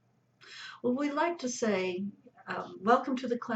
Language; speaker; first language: English; native; English